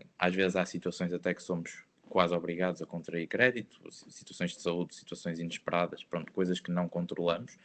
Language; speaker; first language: Portuguese; native; Portuguese